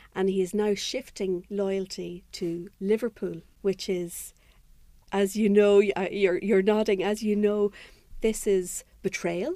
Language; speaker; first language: English; native; English